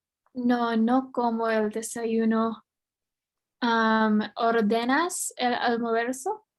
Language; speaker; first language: Spanish; non-native, learner; English